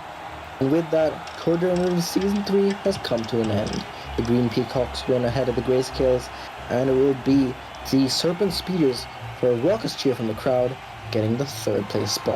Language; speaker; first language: English; native; English